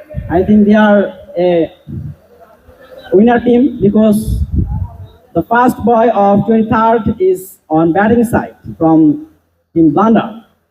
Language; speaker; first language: English; non-native, local second language; Bangla